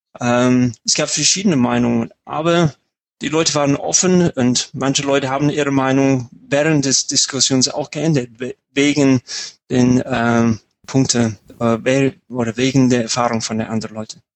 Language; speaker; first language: German; non-native, fluent; English